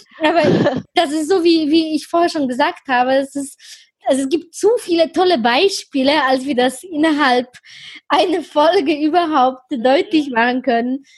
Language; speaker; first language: German; non-native, fluent; Polish